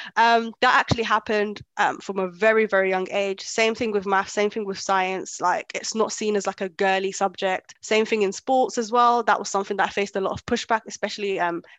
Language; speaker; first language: English; early bilingual, other home language; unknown